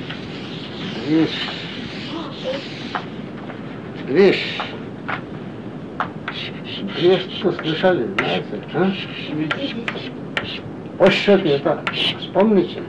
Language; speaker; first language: Russian; non-native, learner; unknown